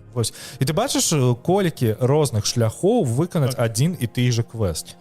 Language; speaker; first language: Belarusian; non-native, local second language; Russian